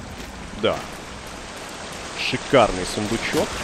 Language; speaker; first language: Russian; native; Russian